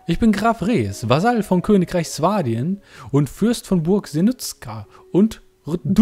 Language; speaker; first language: German; native; German